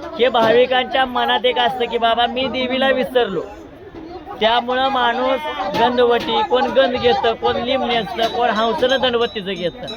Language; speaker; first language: Marathi; native; Marathi